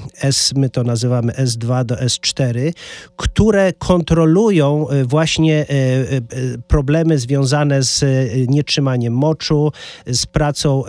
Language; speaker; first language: Polish; native; Polish